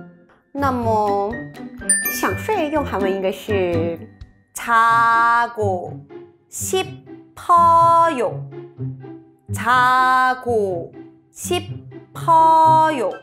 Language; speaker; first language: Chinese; non-native, fluent; Korean